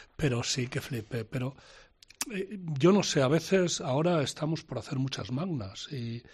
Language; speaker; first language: Spanish; native; Spanish